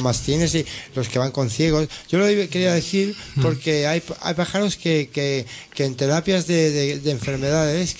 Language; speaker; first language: Spanish; native; Spanish